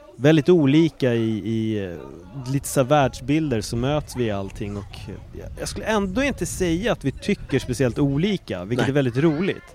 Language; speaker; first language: Swedish; native; Swedish